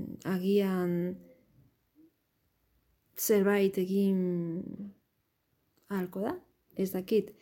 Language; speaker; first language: Basque; non-native, learner; Spanish